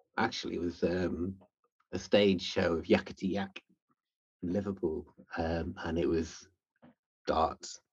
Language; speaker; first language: English; native; English